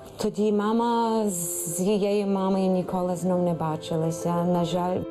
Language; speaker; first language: Ukrainian; early bilingual, heritage; Ukrainian